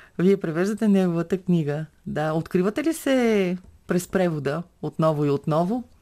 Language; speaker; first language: Bulgarian; native; Bulgarian